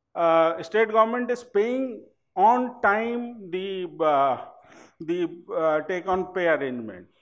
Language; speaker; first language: English; non-native, local second language; Hindi